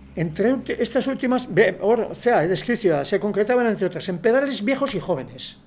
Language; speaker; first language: Spanish; non-native, local second language; Basque